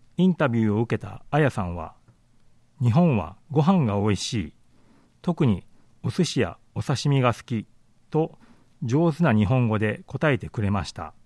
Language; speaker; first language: Japanese; native; Japanese